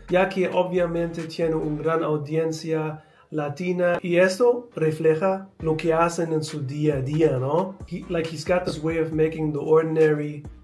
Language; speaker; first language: Spanish; non-native, fluent; English